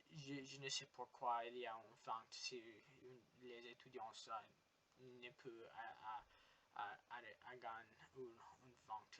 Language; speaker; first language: French; non-native, learner; English